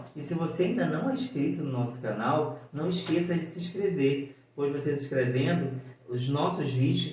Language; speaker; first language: Portuguese; native; Portuguese